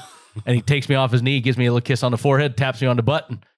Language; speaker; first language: English; native; English